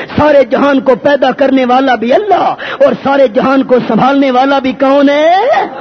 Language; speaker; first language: Urdu; non-native, local second language; Pashto